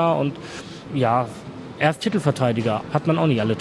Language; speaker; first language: German; native; German